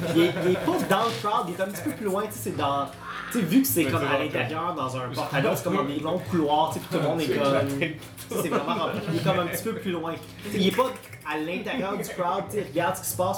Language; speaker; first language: French; native; French